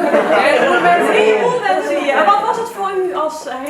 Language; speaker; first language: Dutch; early bilingual, other home language; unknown